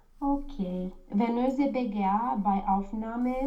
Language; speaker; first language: German; non-native, learner; Romanian